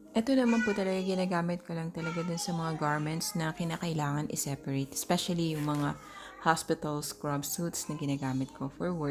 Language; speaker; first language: Filipino; native; Filipino